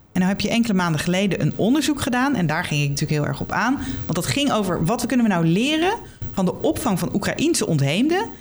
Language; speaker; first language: Dutch; native; Dutch